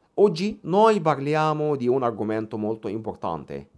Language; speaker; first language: Italian; non-native, fluent; Arabic